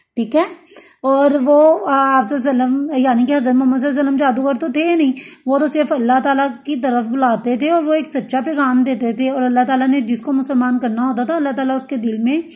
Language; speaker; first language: Urdu; non-native, local second language; Punjabi